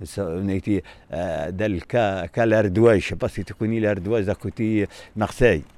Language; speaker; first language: French; non-native, local second language; Arabic